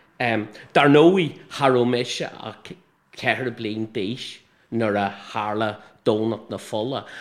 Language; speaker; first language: Irish; non-native, local second language; English